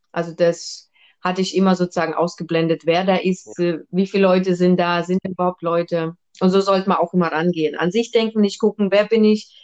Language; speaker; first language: German; early bilingual, other home language; Russian